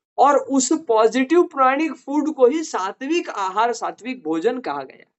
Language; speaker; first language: Hindi; non-native, local second language; Marathi